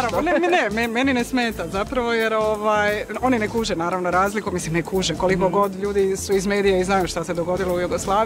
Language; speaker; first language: Serbian; native; Serbian